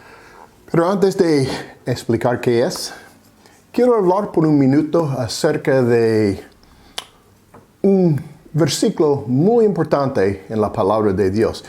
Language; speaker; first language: Spanish; non-native, fluent; English